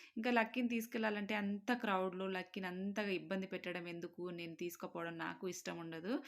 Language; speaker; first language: Telugu; non-native, local second language; Marwari